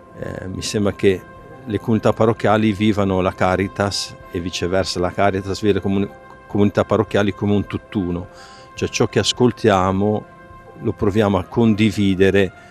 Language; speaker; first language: Italian; native; Italian